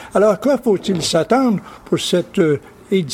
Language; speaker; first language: French; native; French